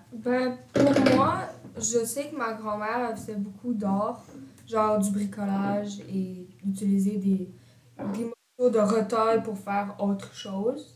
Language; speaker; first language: French; native; French